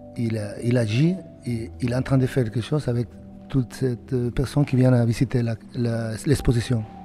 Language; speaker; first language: French; non-native, fluent; Spanish